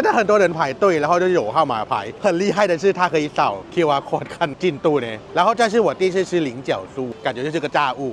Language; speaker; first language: Chinese; non-native, fluent; Thai